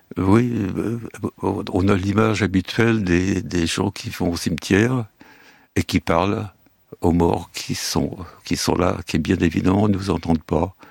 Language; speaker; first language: French; early bilingual, other home language; Yiddish